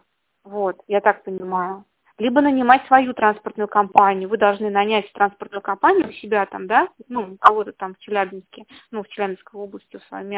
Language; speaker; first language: Russian; native; Russian